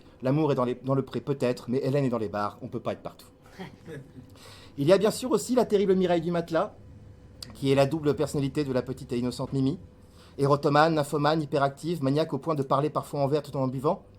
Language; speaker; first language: French; native; French